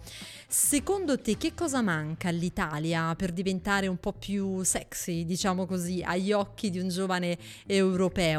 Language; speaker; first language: Italian; native; Italian